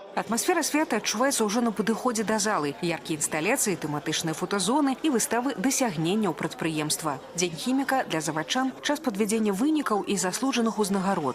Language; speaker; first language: Belarusian; native; Belarusian